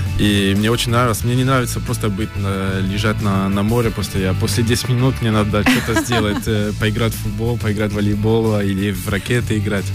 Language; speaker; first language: Russian; early bilingual, heritage; Russian